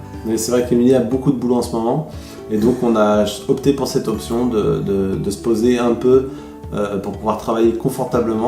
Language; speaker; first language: French; native; French